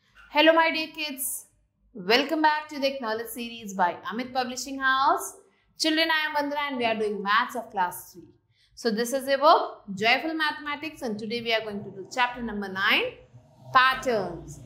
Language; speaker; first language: English; non-native, local second language; Hindi